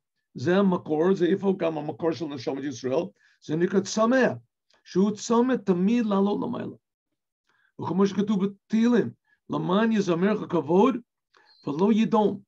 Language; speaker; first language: Hebrew; non-native, fluent; English